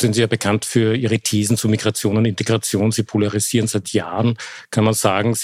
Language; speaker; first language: German; native; German